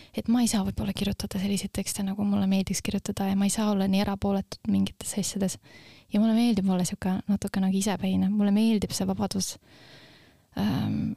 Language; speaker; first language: Estonian; non-native, local second language; Russian